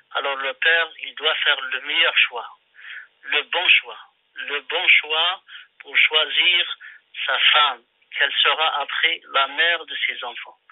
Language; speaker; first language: French; non-native, local second language; Arabic